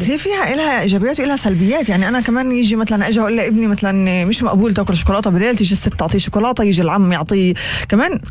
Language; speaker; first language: Arabic; native; Arabic